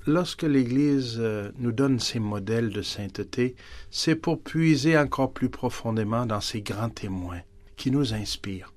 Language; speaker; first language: French; native; French